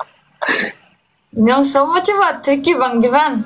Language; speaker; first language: English; non-native, fluent; Turkish